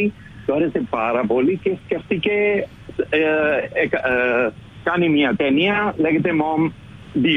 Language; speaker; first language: Greek; non-native, fluent; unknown